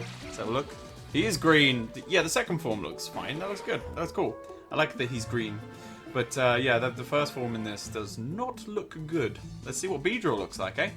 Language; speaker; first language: English; native; English